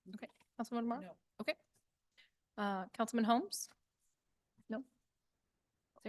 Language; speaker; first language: English; native; English